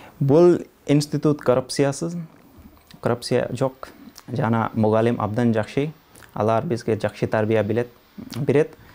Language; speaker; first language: Kyrgyz; non-native, learner; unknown